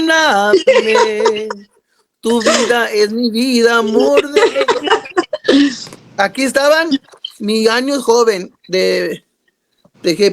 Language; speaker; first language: Spanish; non-native, learner; English